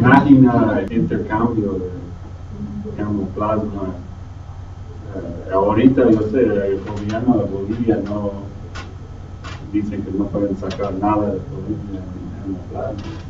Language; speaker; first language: Spanish; non-native, learner; English